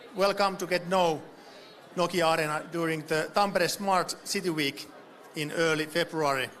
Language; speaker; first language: English; non-native, fluent; Finnish